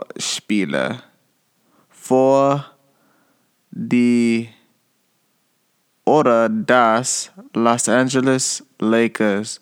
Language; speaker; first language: German; non-native, learner; English